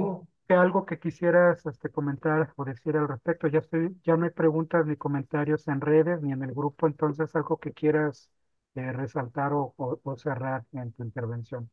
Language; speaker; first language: Spanish; native; Spanish